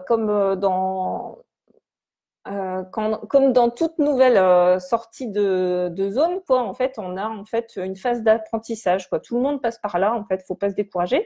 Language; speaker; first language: French; native; French